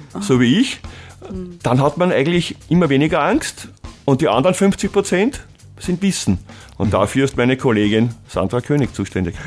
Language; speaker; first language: German; native; German